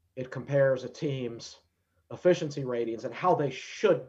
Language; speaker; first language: English; native; English